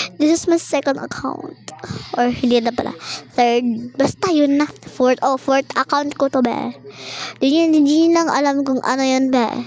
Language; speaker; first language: Filipino; non-native, local second language; Cebuano